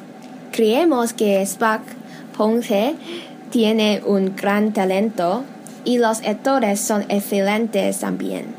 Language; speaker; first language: Spanish; non-native, learner; English